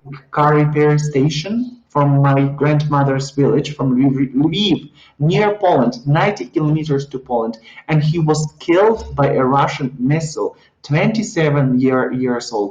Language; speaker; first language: English; non-native, fluent; Ukrainian